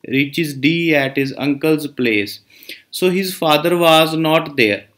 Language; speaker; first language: English; non-native, local second language; Punjabi